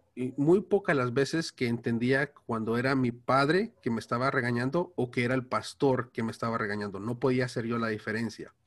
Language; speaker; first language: Spanish; early bilingual, heritage; Spanish